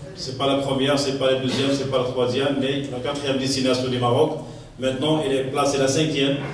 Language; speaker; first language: French; non-native, local second language; Arabic